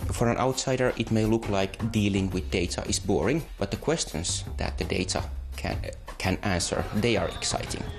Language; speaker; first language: English; non-native, fluent; Finnish